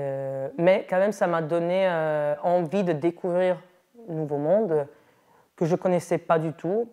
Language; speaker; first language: French; non-native, local second language; Italian